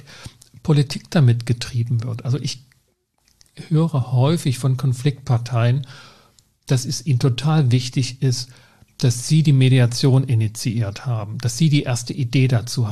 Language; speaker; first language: German; native; German